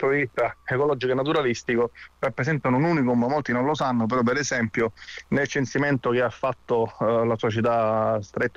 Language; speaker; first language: Italian; native; Italian